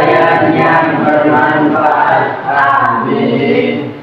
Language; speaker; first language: Malay; native; Malay